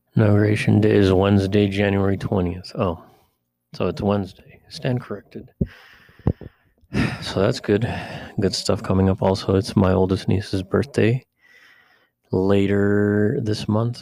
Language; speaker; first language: English; native; English